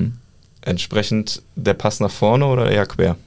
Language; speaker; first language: German; native; German